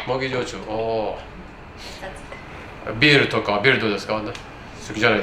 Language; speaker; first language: Japanese; non-native, learner; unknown